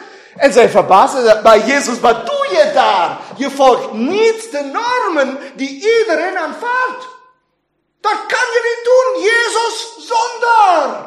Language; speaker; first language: Dutch; non-native, fluent; German